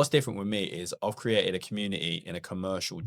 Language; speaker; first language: English; native; English